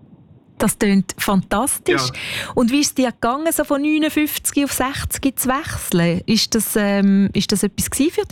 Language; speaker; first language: German; native; German